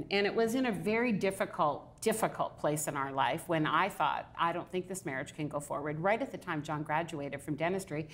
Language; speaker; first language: English; native; English